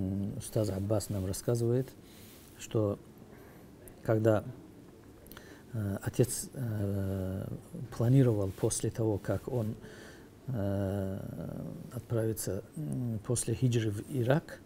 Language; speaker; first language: Russian; native; Russian